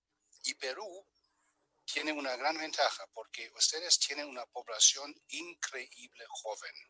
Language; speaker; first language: Spanish; non-native, fluent; German